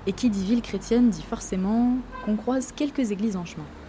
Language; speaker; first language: French; native; French